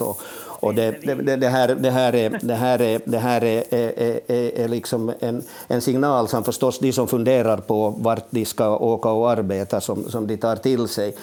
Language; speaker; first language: Swedish; native; Swedish